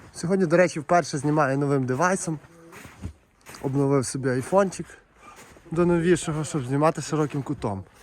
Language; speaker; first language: Ukrainian; native; Ukrainian